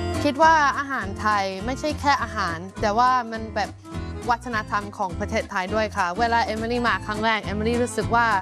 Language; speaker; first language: Thai; non-native, fluent; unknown